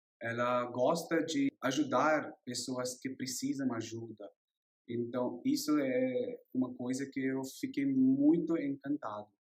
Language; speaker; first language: Portuguese; non-native, learner; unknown